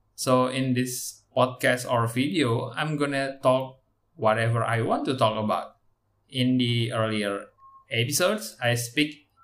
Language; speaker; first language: English; non-native, learner; Indonesian